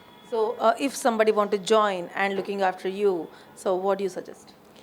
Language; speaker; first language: English; non-native, local second language; Telugu